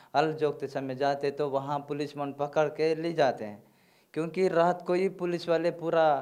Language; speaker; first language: Hindi; non-native, local second language; Gondi